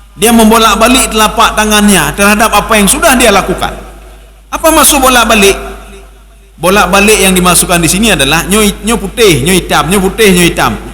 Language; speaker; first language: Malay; non-native, local second language; Achinese